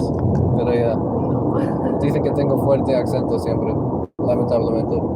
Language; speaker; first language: Spanish; non-native, local second language; English